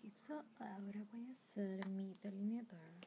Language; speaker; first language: Spanish; early bilingual, heritage; Spanish